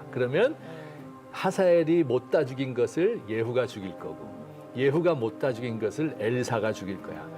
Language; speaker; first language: Korean; native; Korean